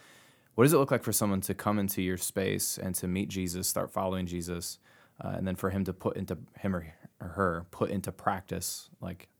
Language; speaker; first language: English; native; English